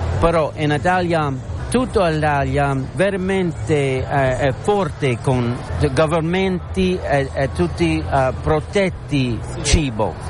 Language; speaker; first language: Italian; non-native, learner; English